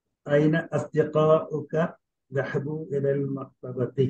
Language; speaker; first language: Arabic; non-native, learner; Malayalam